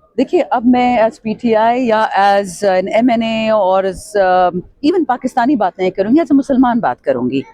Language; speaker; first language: Urdu; non-native, local second language; Pashto